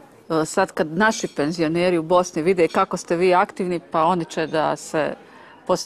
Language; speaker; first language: Serbian; native; Serbian